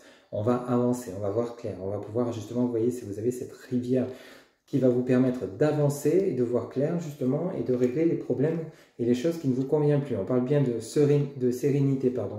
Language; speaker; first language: French; native; French